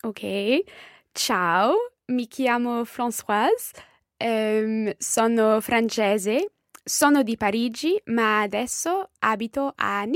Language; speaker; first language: Italian; non-native, learner; English